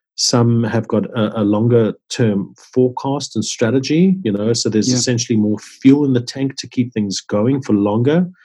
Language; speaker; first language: English; native; English